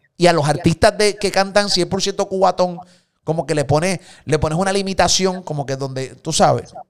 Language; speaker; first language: Spanish; native; Spanish